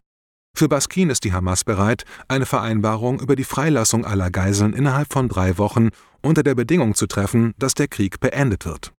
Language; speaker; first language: German; native; German